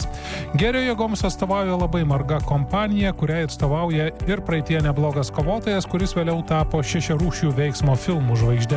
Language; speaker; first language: Lithuanian; native; Lithuanian